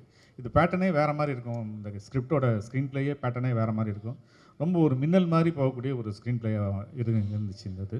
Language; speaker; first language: Tamil; native; Tamil